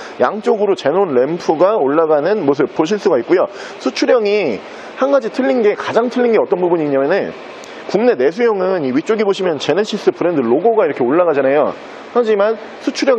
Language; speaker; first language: Korean; native; Korean